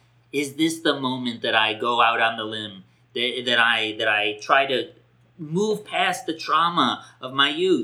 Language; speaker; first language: English; native; English